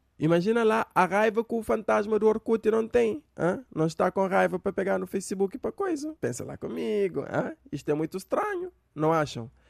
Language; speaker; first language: Portuguese; non-native, local second language; Kabuverdianu